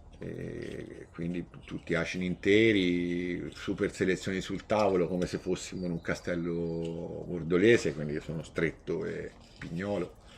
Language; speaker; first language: Italian; native; Italian